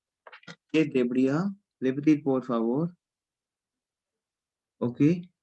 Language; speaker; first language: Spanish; non-native, fluent; Hindi